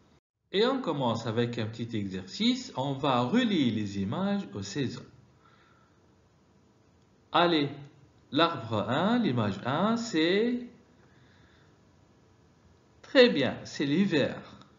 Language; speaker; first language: French; non-native, fluent; Arabic